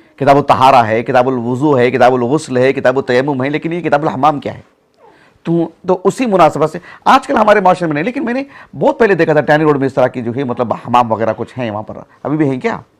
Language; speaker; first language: Urdu; native; Urdu